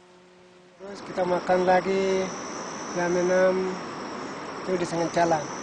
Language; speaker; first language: Indonesian; non-native, local second language; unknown